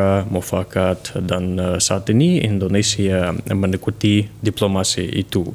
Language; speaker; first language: Indonesian; non-native, fluent; Russian